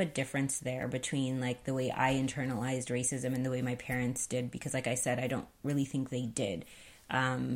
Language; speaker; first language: English; native; English